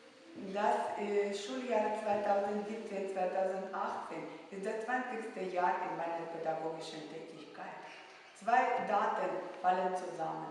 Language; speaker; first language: German; non-native, fluent; Ukrainian